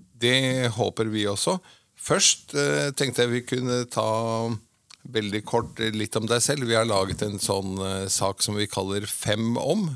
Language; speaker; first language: Norwegian; native; Norwegian